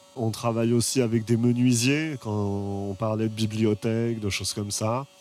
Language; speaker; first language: French; native; French